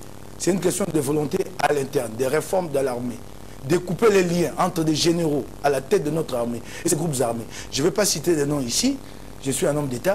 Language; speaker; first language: French; non-native, local second language; Lingala